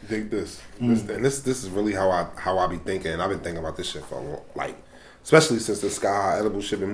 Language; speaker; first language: English; native; English